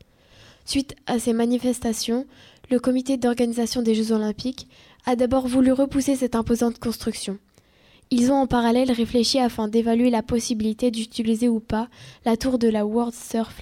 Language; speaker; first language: French; native; French